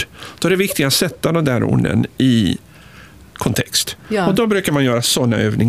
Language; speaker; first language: Swedish; non-native, fluent; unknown